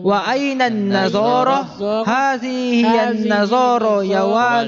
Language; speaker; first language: Arabic; non-native, learner; Indonesian